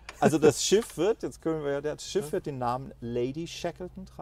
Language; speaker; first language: German; native; German